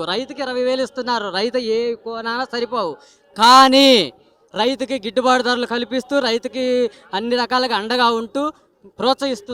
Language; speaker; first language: Telugu; native; Telugu